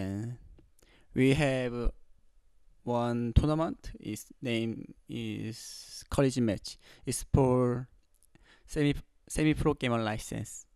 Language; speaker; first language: English; non-native, learner; Korean